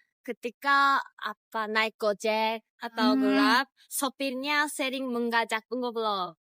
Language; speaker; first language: Indonesian; non-native, fluent; Japanese